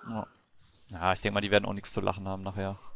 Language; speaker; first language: German; native; German